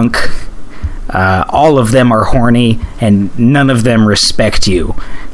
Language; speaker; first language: English; native; English